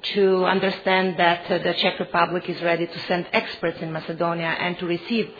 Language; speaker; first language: English; non-native, fluent; Macedonian